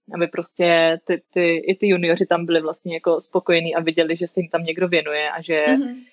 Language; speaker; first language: Czech; native; Czech